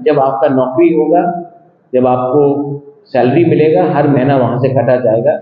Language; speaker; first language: Hindi; non-native, local second language; Kok Borok